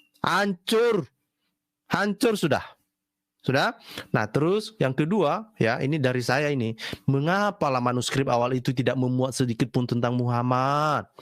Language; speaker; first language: Indonesian; native; Indonesian